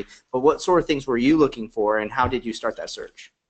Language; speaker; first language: English; native; English